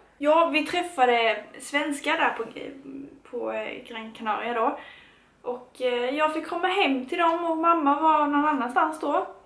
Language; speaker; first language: Swedish; native; Swedish